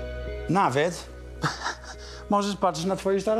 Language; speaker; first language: Polish; non-native, learner; Dutch